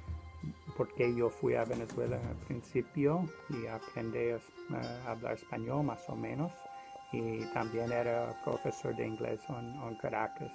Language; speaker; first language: Spanish; non-native, learner; English